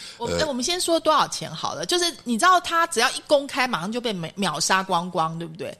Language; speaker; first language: Chinese; native; Chinese